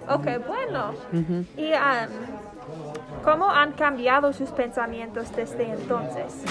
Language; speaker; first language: Spanish; non-native, fluent; English